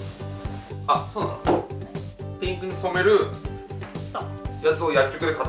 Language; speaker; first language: Japanese; native; Japanese